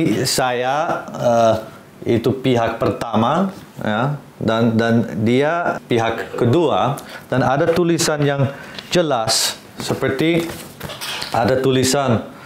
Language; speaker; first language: Indonesian; non-native, fluent; Dutch